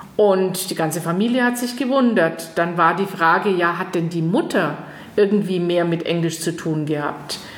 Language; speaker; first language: German; native; German